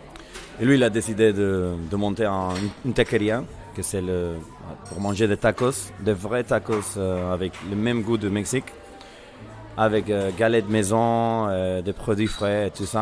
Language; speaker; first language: French; non-native, fluent; Spanish